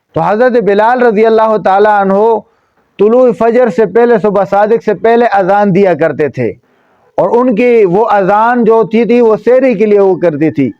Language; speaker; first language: Urdu; non-native, local second language; Pashto